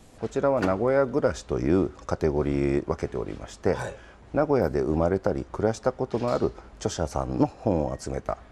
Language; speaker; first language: Japanese; native; Japanese